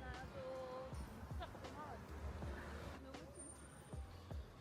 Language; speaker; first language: Korean; non-native, fluent; French